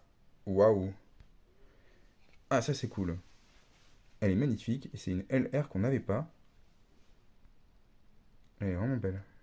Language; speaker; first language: French; native; French